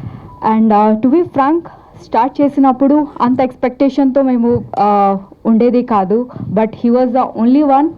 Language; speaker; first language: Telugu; non-native, fluent; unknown